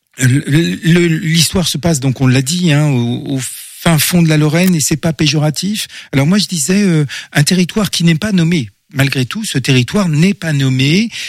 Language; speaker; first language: French; native; French